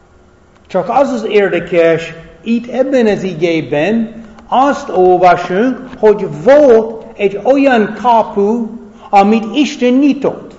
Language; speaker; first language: Hungarian; non-native, fluent; English